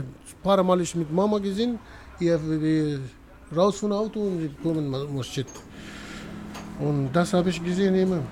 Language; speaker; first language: German; non-native, learner; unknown